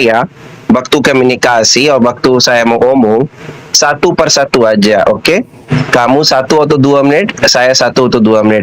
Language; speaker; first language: Indonesian; non-native, learner; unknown